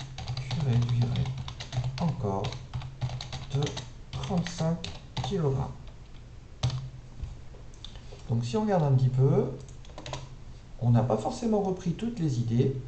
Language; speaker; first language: French; native; French